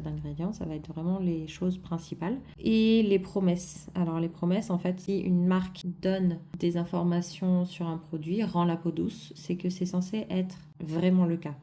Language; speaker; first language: French; native; French